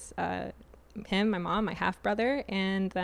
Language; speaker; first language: English; native; English